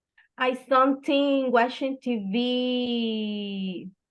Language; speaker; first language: English; non-native, learner; Spanish